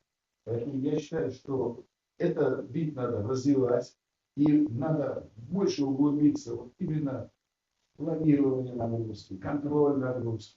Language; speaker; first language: Russian; non-native, local second language; Uzbek